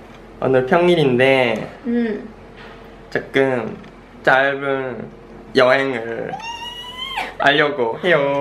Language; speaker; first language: Korean; non-native, fluent; Japanese